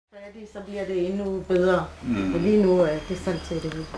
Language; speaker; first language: Danish; non-native, fluent; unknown